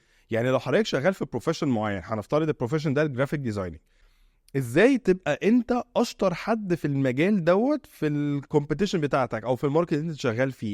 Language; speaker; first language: Arabic; native; Arabic